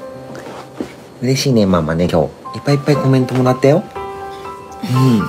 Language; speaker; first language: Japanese; native; Japanese